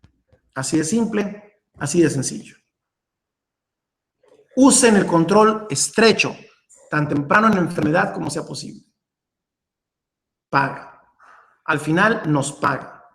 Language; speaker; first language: Spanish; native; Spanish